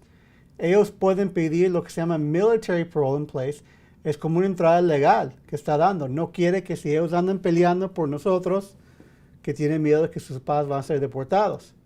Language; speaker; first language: Spanish; early bilingual, heritage; English